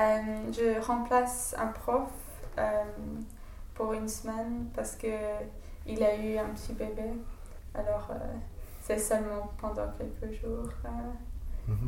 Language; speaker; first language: French; non-native, fluent; English